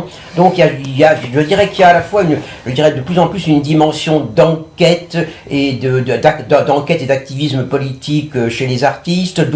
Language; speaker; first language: French; native; French